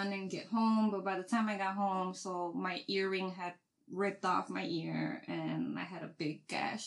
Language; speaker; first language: English; native; English